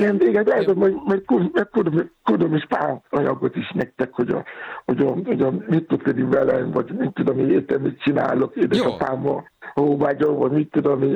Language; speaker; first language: Hungarian; non-native, learner; Yoruba